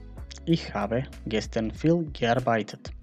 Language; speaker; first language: German; non-native, fluent; Macedonian